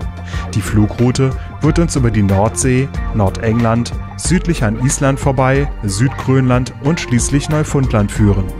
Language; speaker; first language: German; native; German